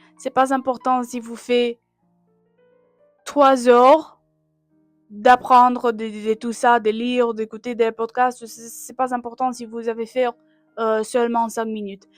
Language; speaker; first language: French; non-native, learner; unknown